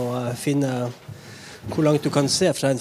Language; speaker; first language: Norwegian; native; Norwegian